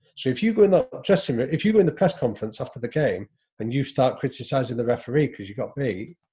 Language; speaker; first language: English; native; English